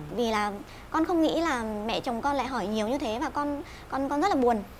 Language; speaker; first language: Vietnamese; native; Vietnamese